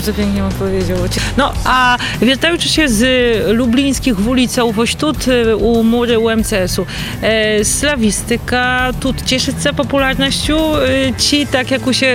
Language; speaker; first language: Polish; non-native, learner; Belarusian